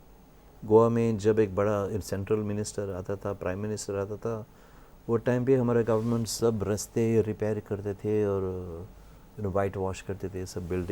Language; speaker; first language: Hindi; non-native, local second language; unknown